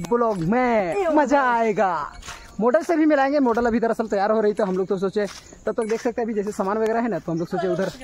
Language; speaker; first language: Hindi; non-native, local second language; Magahi